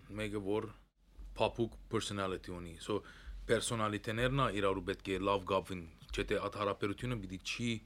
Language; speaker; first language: Armenian; early bilingual, heritage; Armenian